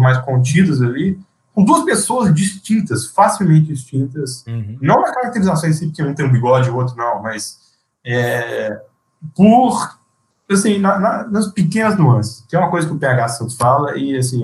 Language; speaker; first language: Portuguese; native; Portuguese